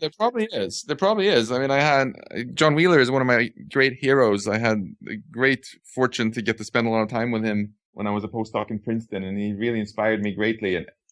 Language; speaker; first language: English; non-native, fluent; Swedish